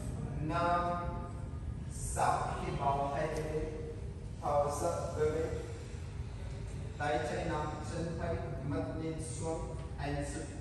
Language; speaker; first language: Vietnamese; non-native, learner; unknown